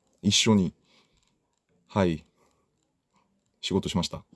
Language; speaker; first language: Japanese; non-native, learner; Korean